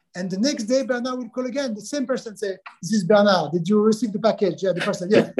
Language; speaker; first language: English; non-native, fluent; French